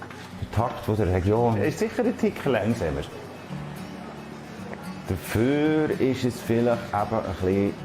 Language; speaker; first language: German; native; German